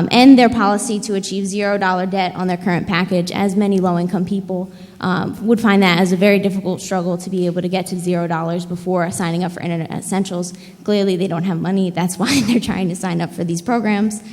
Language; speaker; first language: English; native; English